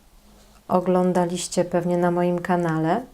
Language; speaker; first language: Polish; native; Polish